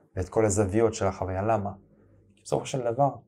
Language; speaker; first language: Hebrew; non-native, fluent; French